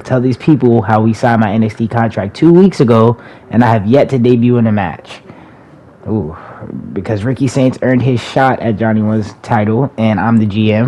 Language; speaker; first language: English; native; English